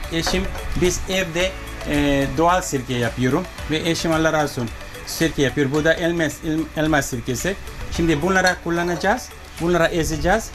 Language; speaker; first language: Turkish; non-native, learner; English